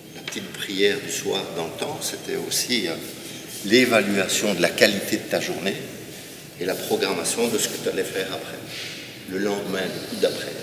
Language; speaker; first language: French; native; French